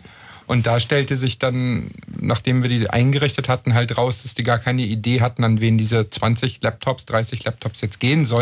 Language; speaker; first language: German; native; German